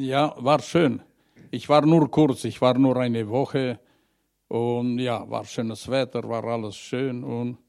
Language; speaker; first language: German; non-native, learner; Romanian